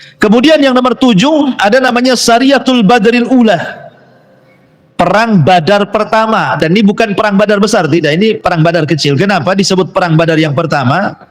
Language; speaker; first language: Malay; native; Malay